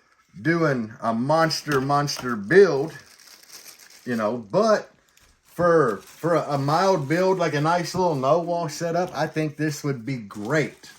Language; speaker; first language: English; native; English